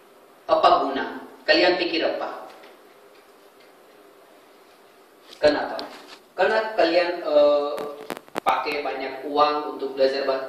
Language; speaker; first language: Indonesian; non-native, fluent; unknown